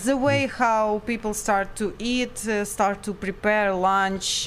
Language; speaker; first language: English; non-native, learner; Ukrainian